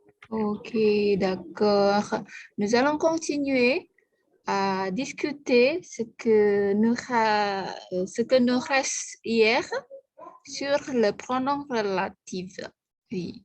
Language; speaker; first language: French; non-native, fluent; Indonesian